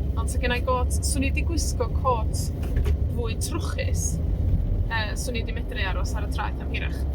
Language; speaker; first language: Welsh; non-native, learner; Spanish